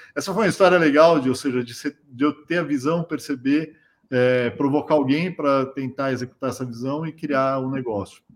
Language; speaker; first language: Portuguese; native; Portuguese